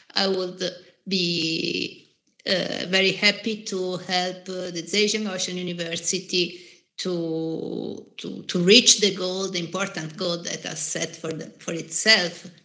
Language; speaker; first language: English; non-native, fluent; Italian